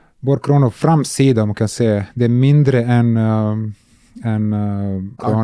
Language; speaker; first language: Swedish; non-native, learner; Serbian